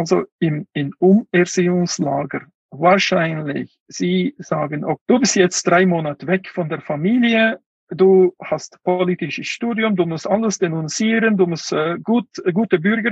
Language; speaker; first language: German; non-native, fluent; Uyghur